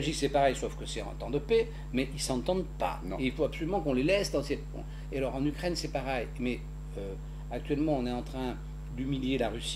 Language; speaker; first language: French; native; French